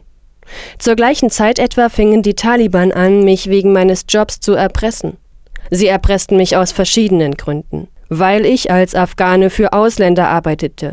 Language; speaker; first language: German; non-native, fluent; Persian